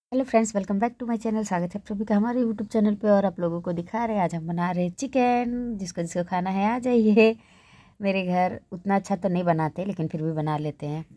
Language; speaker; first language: Hindi; native; Hindi